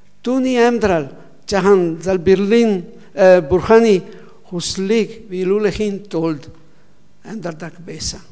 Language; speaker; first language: Mongolian; non-native, learner; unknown